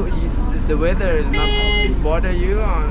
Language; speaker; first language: English; non-native, learner; Thai